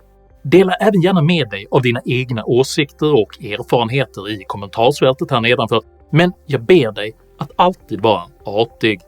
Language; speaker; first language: Swedish; native; Swedish